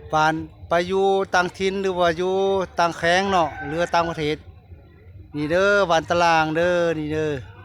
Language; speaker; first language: Lao; non-native, local second language; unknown